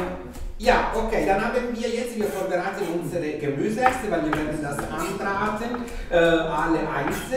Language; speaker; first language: German; non-native, fluent; Italian